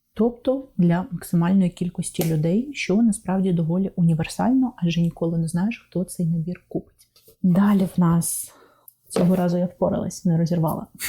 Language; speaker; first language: Ukrainian; non-native, local second language; Russian